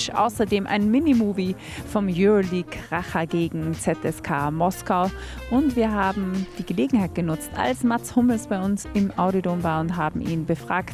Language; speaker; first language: German; native; German